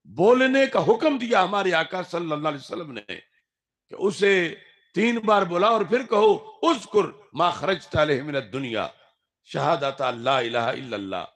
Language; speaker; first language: Urdu; non-native, local second language; Punjabi